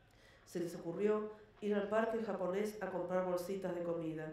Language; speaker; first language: Spanish; native; Spanish